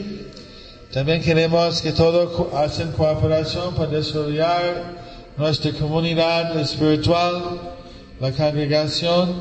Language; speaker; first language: Spanish; non-native, learner; English